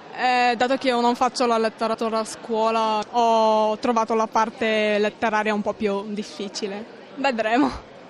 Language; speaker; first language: Italian; non-native, fluent; Bulgarian